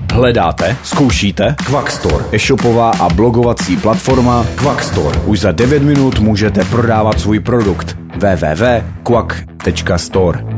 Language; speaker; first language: Czech; native; Czech